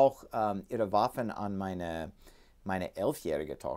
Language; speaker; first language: German; non-native, learner; English